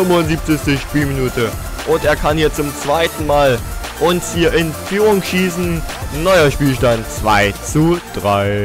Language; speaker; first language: German; native; German